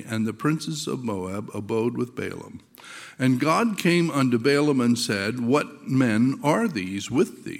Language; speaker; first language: English; native; English